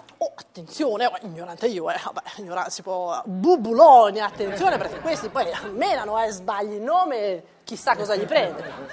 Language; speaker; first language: Italian; native; Italian